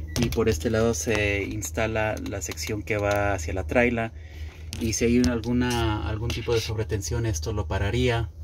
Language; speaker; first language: Spanish; early bilingual, heritage; Spanish